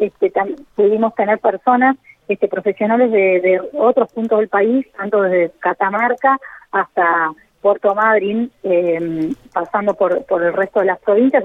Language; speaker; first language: Spanish; native; Spanish